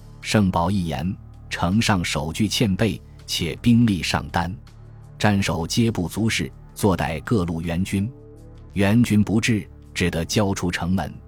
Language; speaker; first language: Chinese; native; Chinese